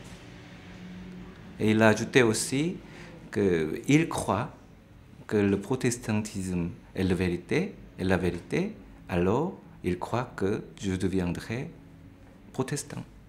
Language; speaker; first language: French; non-native, fluent; Korean